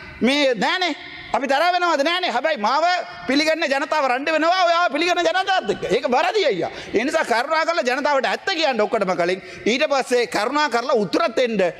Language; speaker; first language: Sinhala; non-native, local second language; Tamil